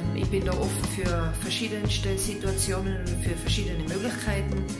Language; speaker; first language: German; native; German